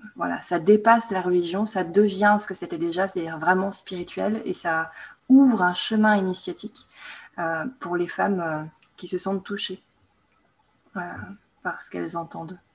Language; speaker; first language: French; native; French